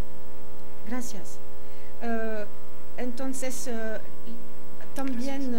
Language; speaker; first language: Spanish; non-native, fluent; French